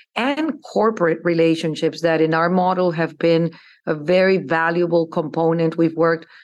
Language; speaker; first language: English; non-native, fluent; Spanish